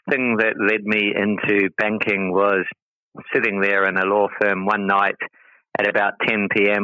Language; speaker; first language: English; native; English